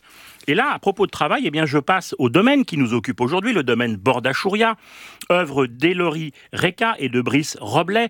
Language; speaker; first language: French; native; French